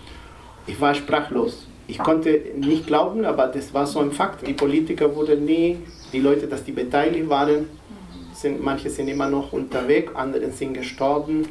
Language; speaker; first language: German; non-native, fluent; Spanish